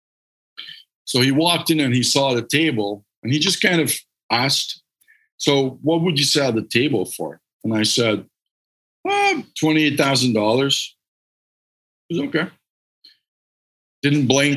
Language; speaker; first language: English; non-native, fluent; Hungarian